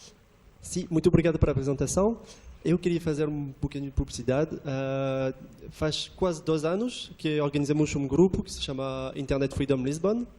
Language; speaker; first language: Portuguese; non-native, fluent; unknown